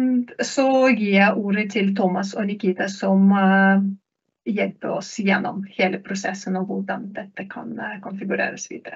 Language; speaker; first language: Norwegian; non-native, fluent; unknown